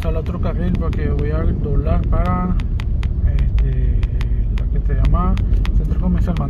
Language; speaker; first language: Spanish; native; Spanish